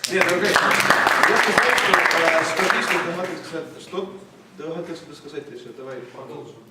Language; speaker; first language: Russian; non-native, learner; Estonian